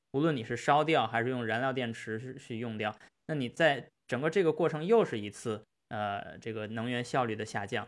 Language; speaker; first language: Chinese; native; Chinese